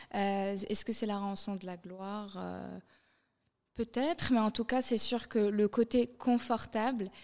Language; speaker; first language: French; non-native, local second language; Arabic